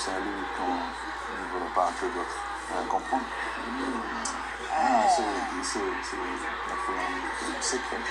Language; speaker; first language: French; non-native, learner; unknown